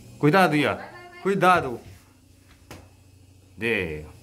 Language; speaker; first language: Portuguese; non-native, learner; Korean